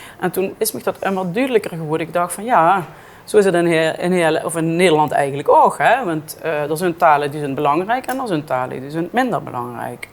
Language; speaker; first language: Dutch; native; Dutch